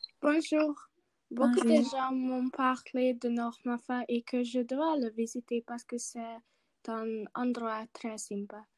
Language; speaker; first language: French; non-native, learner; Hungarian